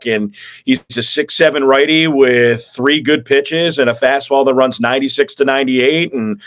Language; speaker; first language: English; native; English